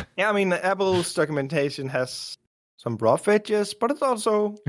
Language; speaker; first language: English; non-native, fluent; Danish